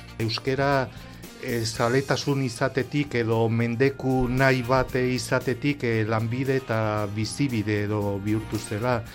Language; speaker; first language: Basque; non-native, local second language; Spanish